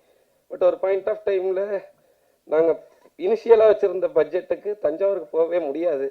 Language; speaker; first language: Tamil; native; Tamil